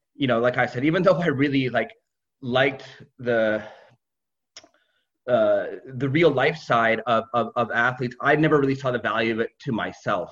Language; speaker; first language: English; native; English